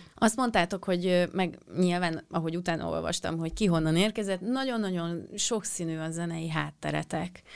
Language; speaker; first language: Hungarian; native; Hungarian